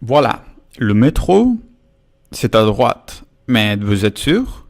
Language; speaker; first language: French; non-native, learner; Spanish